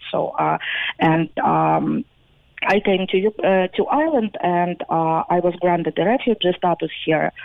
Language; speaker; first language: English; non-native, fluent; Ukrainian